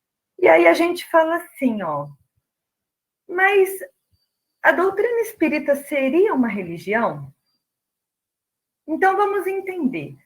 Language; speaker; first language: Portuguese; native; Portuguese